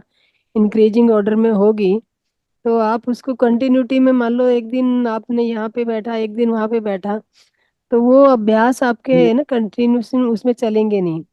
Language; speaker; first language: Hindi; native; Hindi